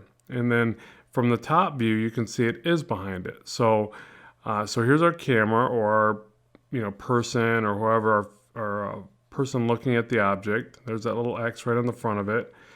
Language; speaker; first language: English; native; English